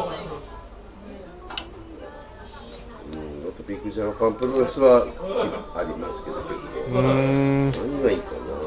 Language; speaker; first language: Japanese; native; Japanese